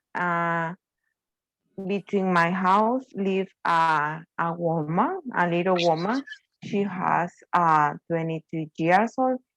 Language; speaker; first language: English; non-native, learner; Spanish